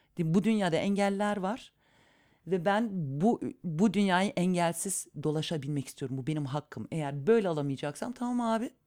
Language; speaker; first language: Turkish; early bilingual, heritage; Turkish